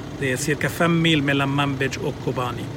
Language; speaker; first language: Swedish; non-native, fluent; Arabic